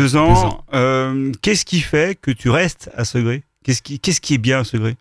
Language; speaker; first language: French; native; French